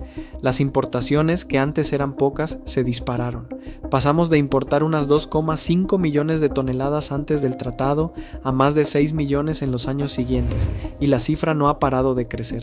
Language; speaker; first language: Spanish; native; Spanish